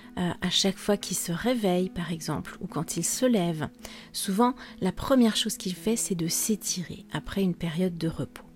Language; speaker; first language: French; native; French